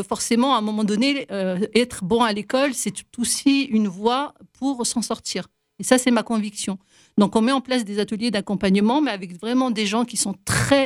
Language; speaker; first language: French; native; French